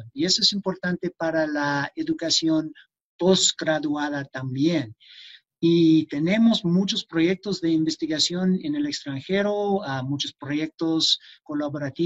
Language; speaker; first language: Spanish; non-native, fluent; English